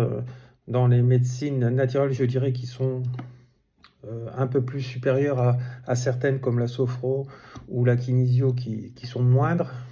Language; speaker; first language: French; native; French